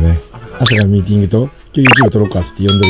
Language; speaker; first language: Japanese; native; Japanese